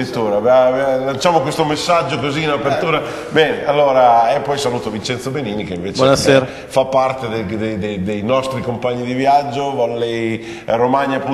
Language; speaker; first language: Italian; native; Italian